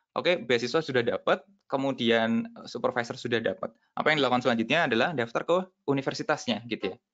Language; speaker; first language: Indonesian; native; Indonesian